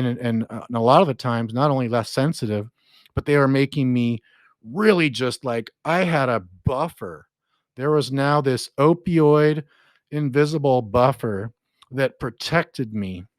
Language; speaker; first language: English; native; English